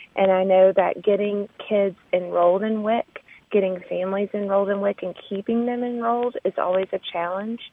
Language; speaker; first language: English; native; English